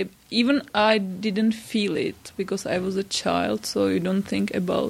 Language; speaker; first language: English; non-native, fluent; Czech